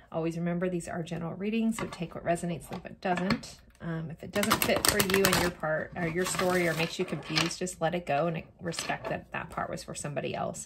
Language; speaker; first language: English; native; English